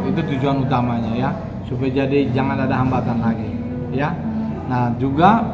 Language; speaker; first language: Indonesian; native; Indonesian